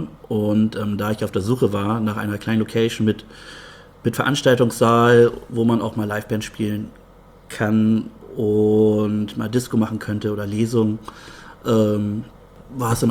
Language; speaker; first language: German; native; German